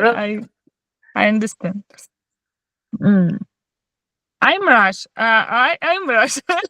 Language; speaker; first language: English; non-native, learner; Russian